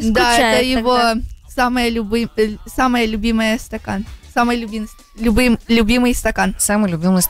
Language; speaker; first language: Russian; early bilingual, heritage; Russian